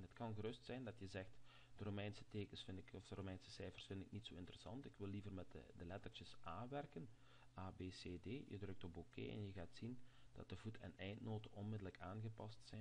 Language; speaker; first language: Dutch; native; Dutch